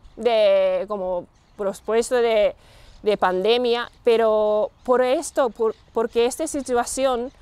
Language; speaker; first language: Spanish; non-native, learner; Japanese